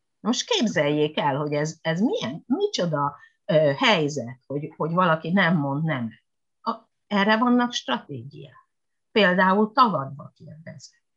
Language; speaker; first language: Hungarian; non-native, fluent; Japanese